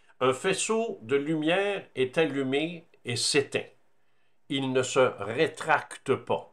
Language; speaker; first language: French; native; French